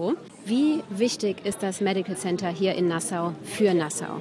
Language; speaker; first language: German; native; German